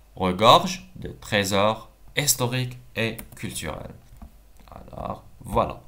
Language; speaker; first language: French; non-native, local second language; Arabic